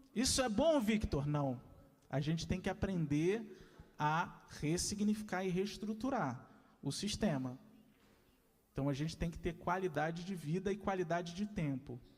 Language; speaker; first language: Portuguese; native; Portuguese